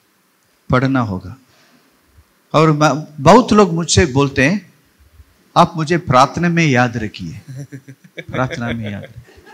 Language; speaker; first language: Hindi; non-native, local second language; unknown